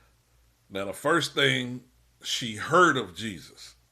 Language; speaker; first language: English; native; English